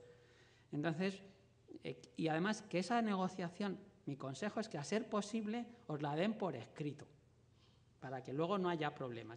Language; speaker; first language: Spanish; native; Spanish